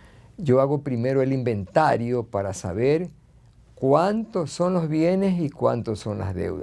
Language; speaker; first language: Spanish; native; Spanish